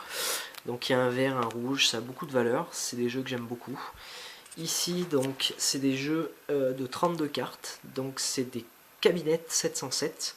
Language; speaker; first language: French; native; French